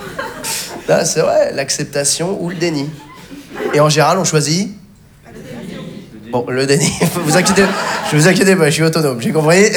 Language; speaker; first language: French; native; French